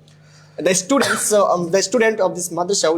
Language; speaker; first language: English; non-native, learner; Bangla